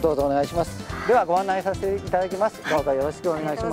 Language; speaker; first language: Japanese; native; Japanese